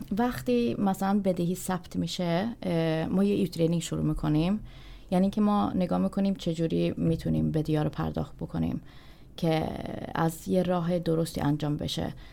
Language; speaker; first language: Persian; early bilingual, heritage; Persian